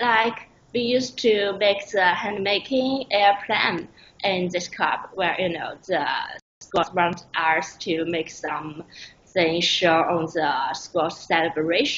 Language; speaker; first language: English; non-native, learner; Chinese